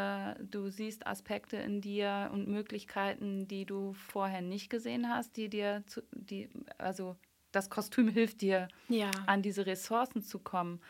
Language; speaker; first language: German; native; German